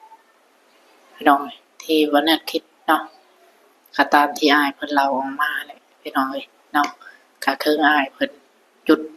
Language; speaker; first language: Thai; non-native, local second language; Lao